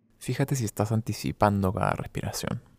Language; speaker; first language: Spanish; native; Spanish